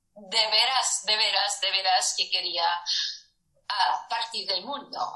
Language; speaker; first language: Spanish; early bilingual, heritage; Spanish